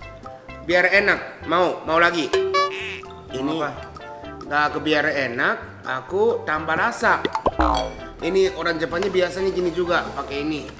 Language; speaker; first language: Indonesian; non-native, fluent; Japanese